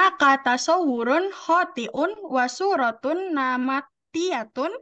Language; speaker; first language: Arabic; non-native, learner; Indonesian